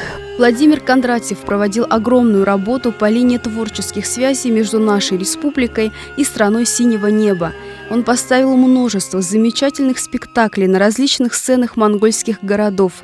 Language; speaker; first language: Russian; native; Russian